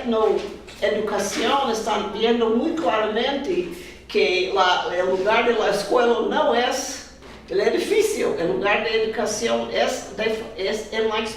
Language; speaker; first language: Spanish; non-native, fluent; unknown